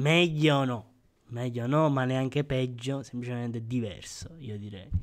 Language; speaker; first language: Italian; native; Italian